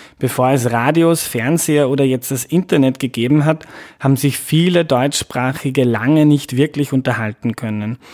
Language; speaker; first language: German; native; German